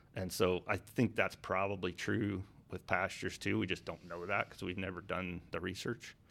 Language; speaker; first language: English; native; English